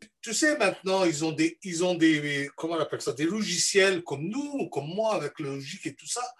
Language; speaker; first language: French; non-native, local second language; Malagasy